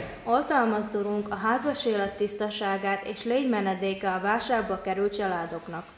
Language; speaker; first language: Hungarian; native; Hungarian